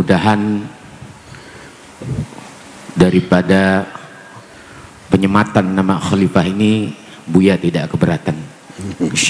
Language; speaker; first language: Indonesian; native; Indonesian